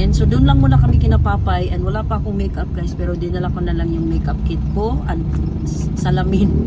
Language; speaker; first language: Filipino; non-native, local second language; Cebuano